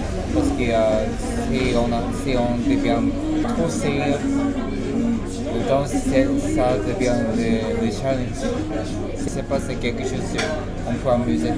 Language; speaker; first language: French; non-native, learner; Korean